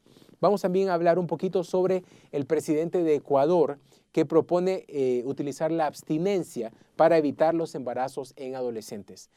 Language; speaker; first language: Spanish; native; Spanish